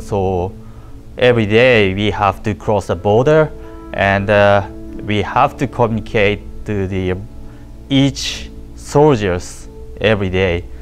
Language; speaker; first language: English; non-native, learner; Japanese